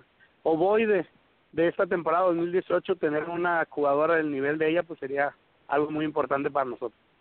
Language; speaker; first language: Spanish; native; Spanish